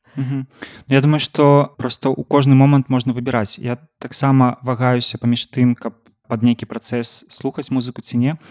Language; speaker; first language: Belarusian; non-native, local second language; Russian